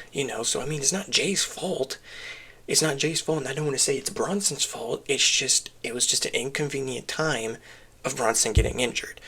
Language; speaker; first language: English; native; English